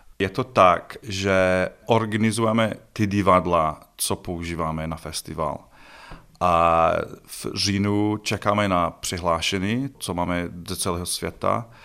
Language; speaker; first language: Czech; non-native, learner; English